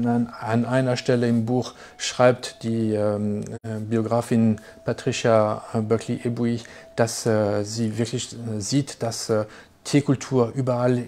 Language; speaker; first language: German; non-native, fluent; French